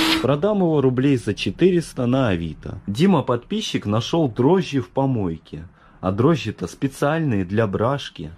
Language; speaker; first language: Russian; native; Russian